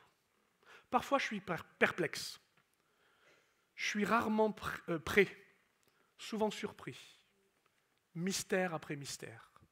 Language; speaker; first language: French; native; French